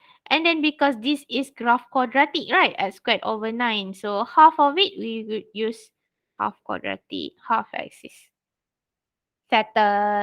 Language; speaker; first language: English; non-native, local second language; Malay